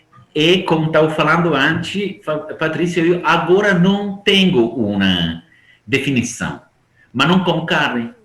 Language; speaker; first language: Portuguese; non-native, fluent; Italian